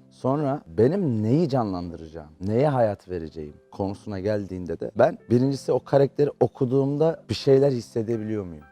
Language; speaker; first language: Turkish; native; Turkish